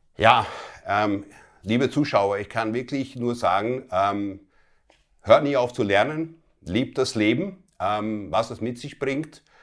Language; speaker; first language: German; early bilingual, other home language; Italian